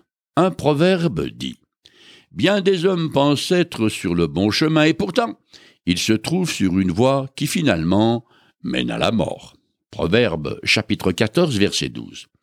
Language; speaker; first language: French; native; French